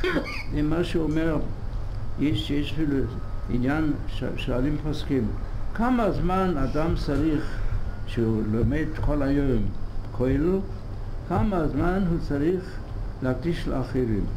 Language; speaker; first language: Hebrew; non-native, fluent; English